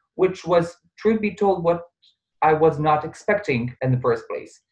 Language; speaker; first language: English; non-native, fluent; Bosnian